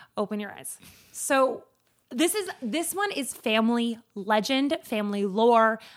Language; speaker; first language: English; native; English